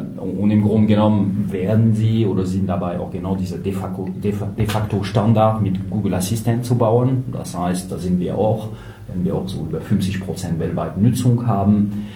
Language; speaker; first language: German; non-native, fluent; French